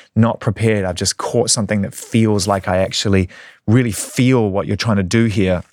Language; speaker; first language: English; native; English